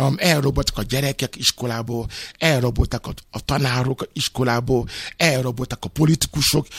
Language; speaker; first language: Hungarian; non-native, fluent; Yoruba